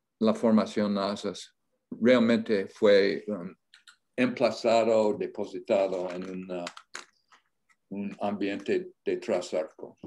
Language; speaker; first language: Spanish; non-native, learner; English